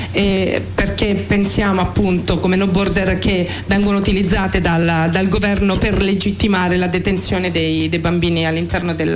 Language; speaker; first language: Italian; native; Italian